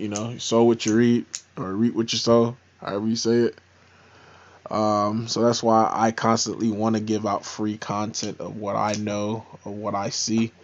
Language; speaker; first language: English; native; English